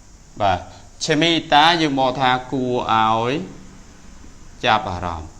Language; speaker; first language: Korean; non-native, fluent; Khmer